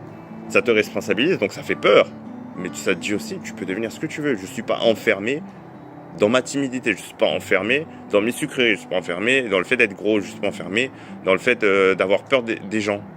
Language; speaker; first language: French; native; French